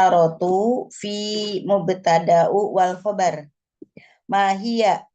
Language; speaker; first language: Arabic; non-native, learner; Indonesian